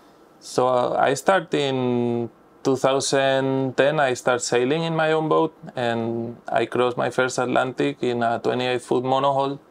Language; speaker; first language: English; non-native, fluent; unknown